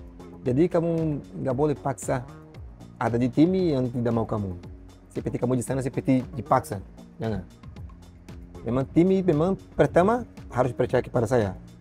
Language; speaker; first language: Indonesian; non-native, learner; Portuguese